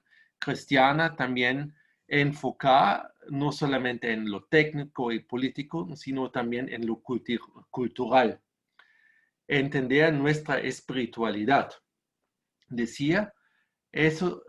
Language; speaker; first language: Spanish; non-native, fluent; German